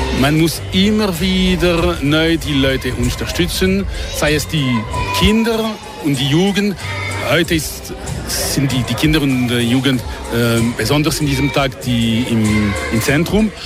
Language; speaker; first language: German; non-native, local second language; French